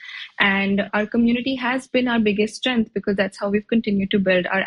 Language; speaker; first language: English; non-native, local second language; Hindi